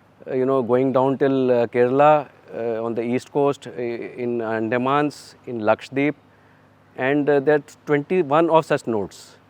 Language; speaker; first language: English; non-native, fluent; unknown